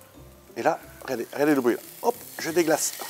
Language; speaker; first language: French; native; French